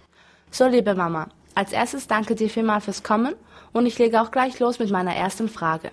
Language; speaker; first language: German; early bilingual, other home language; Romany